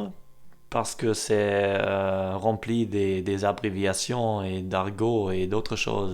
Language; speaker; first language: French; non-native, learner; German